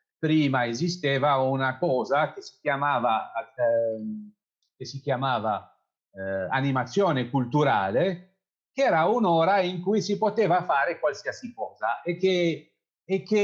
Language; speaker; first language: Italian; non-native, fluent; Kabyle